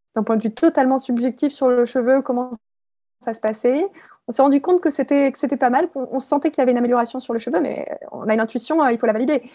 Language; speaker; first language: French; native; French